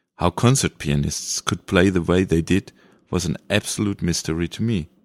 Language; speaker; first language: English; non-native, fluent; German